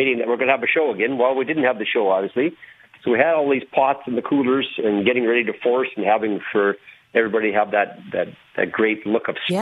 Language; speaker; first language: English; native; English